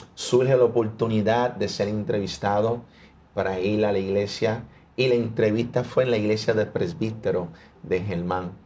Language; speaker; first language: Spanish; early bilingual, heritage; Spanish